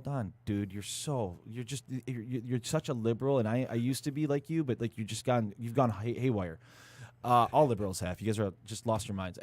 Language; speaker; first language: English; native; English